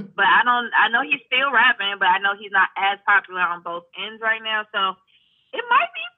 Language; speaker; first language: English; native; English